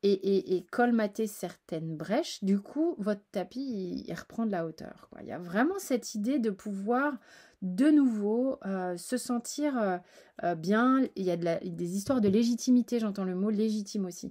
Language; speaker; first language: French; native; French